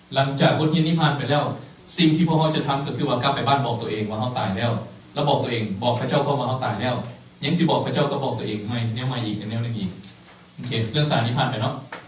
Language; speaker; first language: Thai; non-native, local second language; Lao